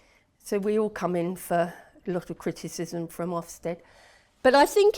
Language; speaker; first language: English; native; English